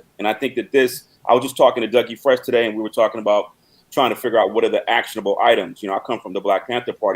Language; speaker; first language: English; native; English